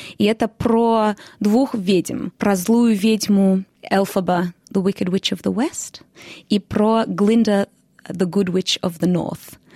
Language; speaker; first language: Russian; early bilingual, heritage; Russian